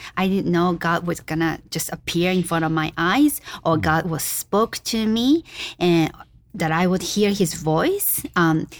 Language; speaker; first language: English; non-native, fluent; Japanese